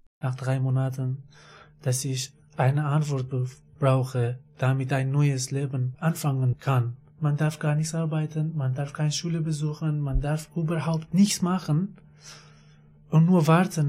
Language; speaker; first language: German; non-native, learner; Arabic